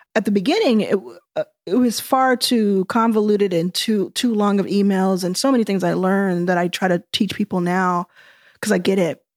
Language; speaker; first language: English; native; English